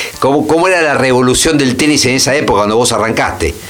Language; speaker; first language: Spanish; native; Spanish